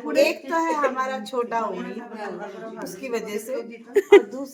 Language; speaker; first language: Hindi; non-native, local second language; Bangla